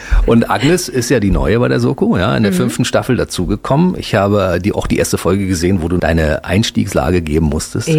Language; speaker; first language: German; native; German